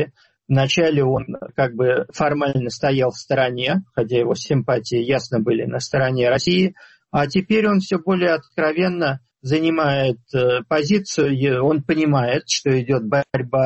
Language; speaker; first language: Russian; native; Russian